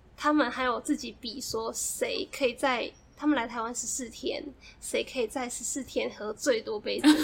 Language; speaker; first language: Chinese; native; Chinese